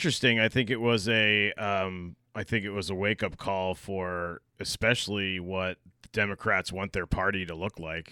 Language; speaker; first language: English; native; English